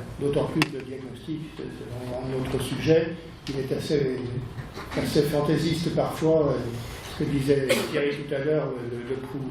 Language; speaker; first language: French; native; French